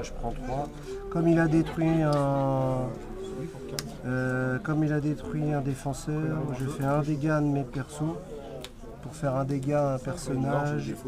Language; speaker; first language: French; native; French